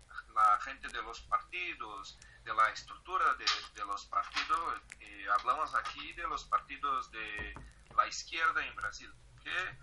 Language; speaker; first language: Spanish; non-native, fluent; Portuguese